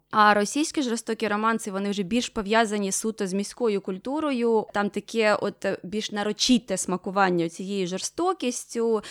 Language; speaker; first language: Ukrainian; native; Ukrainian